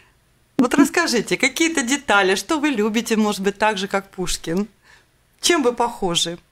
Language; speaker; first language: Russian; native; Russian